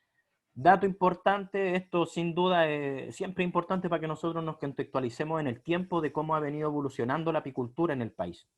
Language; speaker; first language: Spanish; native; Spanish